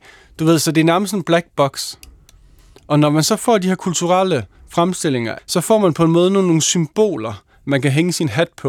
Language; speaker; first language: Danish; native; Danish